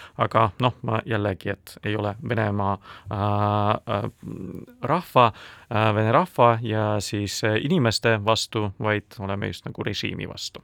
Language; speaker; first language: Estonian; non-native, local second language; Russian